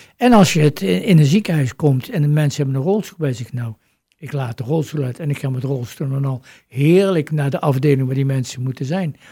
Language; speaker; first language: Dutch; native; Dutch